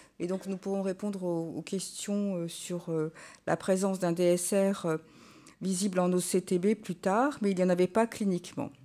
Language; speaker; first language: French; native; French